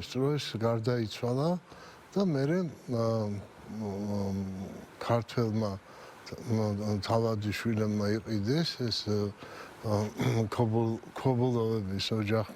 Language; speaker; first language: Georgian; native; Georgian